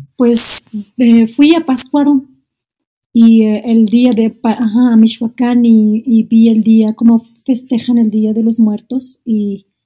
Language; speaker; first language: Spanish; non-native, fluent; Arabic